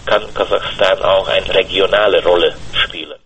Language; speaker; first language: German; non-native, fluent; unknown